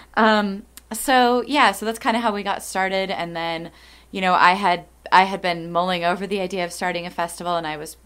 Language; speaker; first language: English; native; English